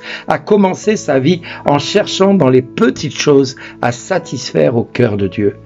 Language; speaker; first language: French; native; French